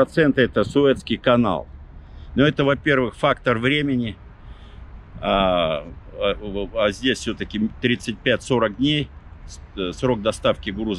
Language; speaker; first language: Russian; native; Russian